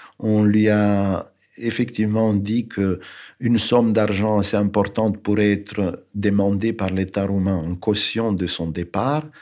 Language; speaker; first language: French; non-native, fluent; Romanian